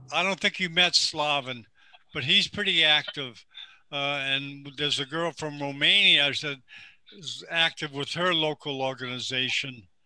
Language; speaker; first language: English; native; English